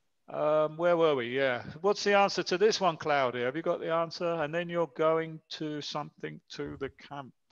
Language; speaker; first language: English; native; English